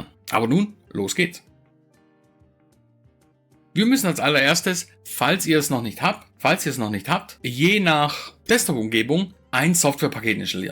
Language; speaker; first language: German; native; German